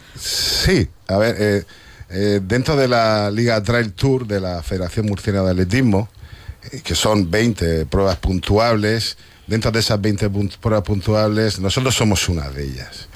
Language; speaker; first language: Spanish; native; Spanish